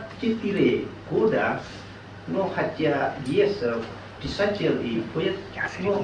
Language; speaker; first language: Russian; non-native, learner; Indonesian